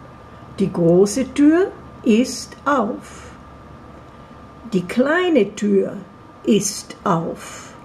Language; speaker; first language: German; non-native, fluent; Portuguese